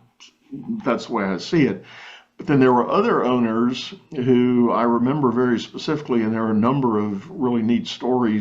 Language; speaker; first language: English; native; English